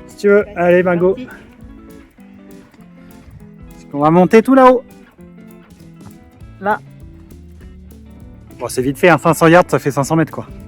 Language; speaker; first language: French; native; French